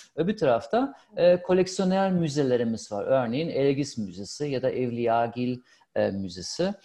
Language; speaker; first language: Turkish; non-native, fluent; German